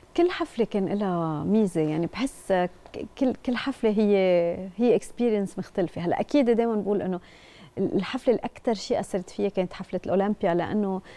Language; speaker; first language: Arabic; native; Arabic